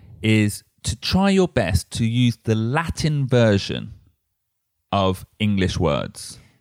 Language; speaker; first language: English; native; English